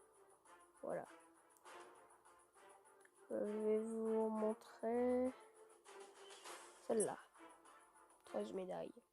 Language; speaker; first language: French; native; French